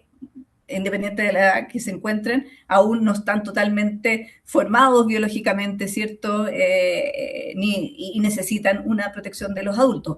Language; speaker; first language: Spanish; native; Spanish